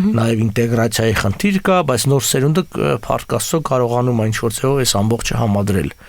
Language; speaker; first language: Armenian; native; Armenian